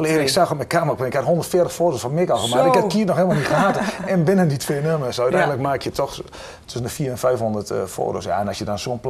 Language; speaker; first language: Dutch; native; Dutch